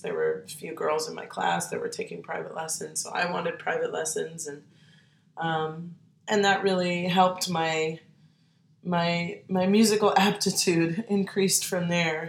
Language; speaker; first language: English; native; English